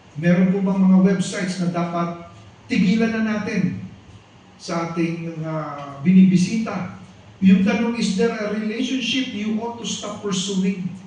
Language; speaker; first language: Filipino; non-native, local second language; Cebuano